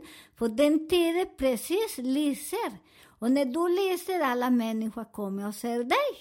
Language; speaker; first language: Swedish; non-native, learner; Spanish